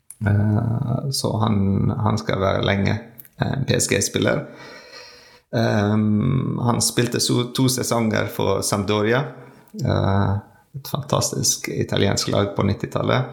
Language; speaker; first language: Norwegian; non-native, learner; French